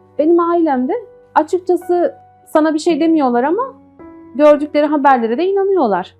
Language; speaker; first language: Turkish; native; Turkish